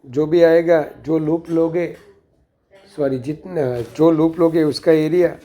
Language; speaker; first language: Hindi; non-native, local second language; Gujarati